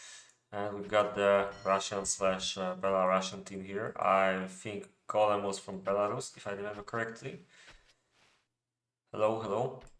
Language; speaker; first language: English; non-native, fluent; Polish